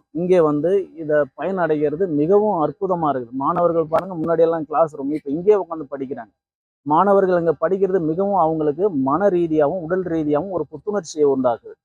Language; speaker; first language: Tamil; native; Tamil